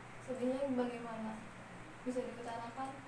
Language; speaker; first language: Indonesian; native; Indonesian